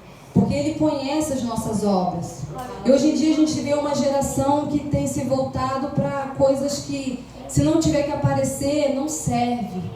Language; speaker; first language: Portuguese; native; Portuguese